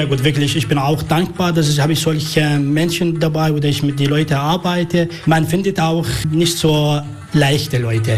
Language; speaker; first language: German; non-native, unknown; Arabic